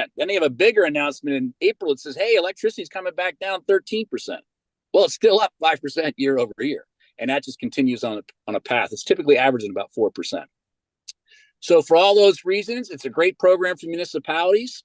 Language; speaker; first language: English; native; English